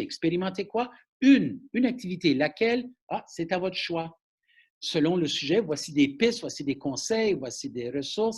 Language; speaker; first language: French; native; French